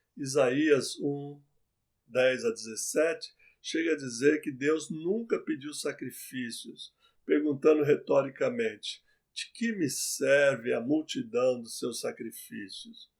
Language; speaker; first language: Portuguese; native; Portuguese